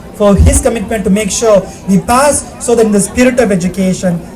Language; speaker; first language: English; non-native, local second language; Tamil